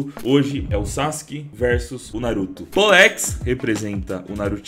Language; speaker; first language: Portuguese; native; Portuguese